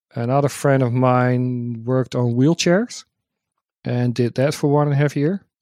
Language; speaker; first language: English; non-native, fluent; Dutch